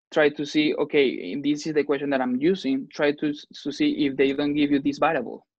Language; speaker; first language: English; non-native, fluent; Spanish